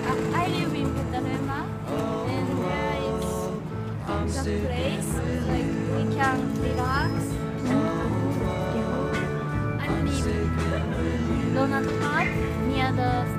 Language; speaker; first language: English; non-native, learner; Japanese